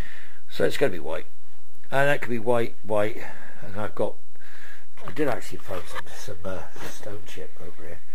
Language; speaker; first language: English; native; English